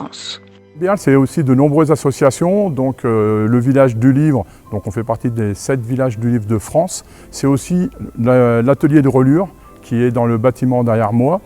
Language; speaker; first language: French; native; French